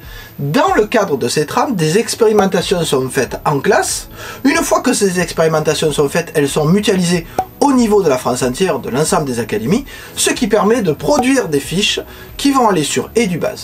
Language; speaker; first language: French; native; French